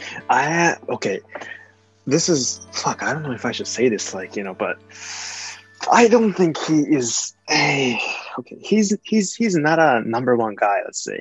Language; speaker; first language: English; non-native, fluent; Japanese